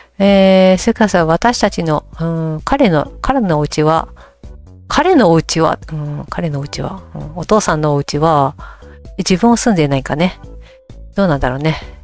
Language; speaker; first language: Japanese; native; Japanese